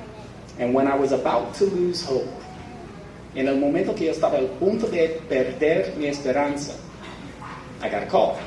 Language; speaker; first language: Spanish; non-native, fluent; English